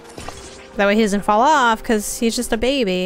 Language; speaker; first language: English; native; English